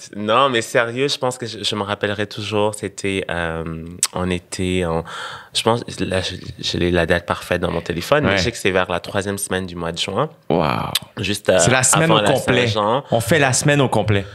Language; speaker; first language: French; non-native, local second language; Rundi